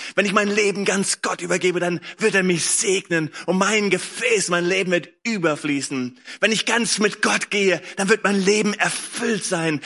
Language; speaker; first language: German; native; German